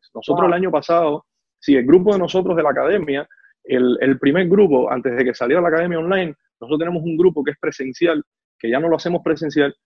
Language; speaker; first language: Spanish; native; Spanish